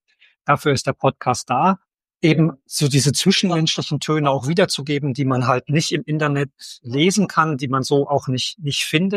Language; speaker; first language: German; native; German